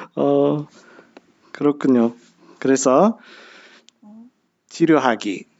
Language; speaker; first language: Korean; non-native, learner; English